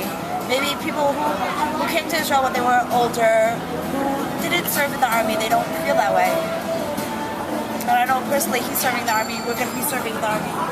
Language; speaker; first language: English; non-native, fluent; Hebrew